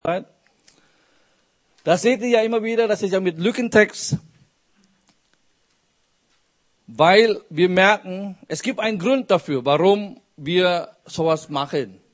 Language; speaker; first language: German; non-native, fluent; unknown